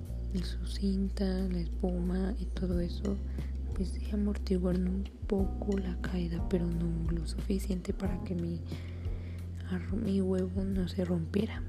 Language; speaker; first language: Spanish; native; Spanish